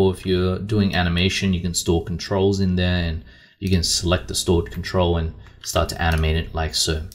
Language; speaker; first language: English; native; English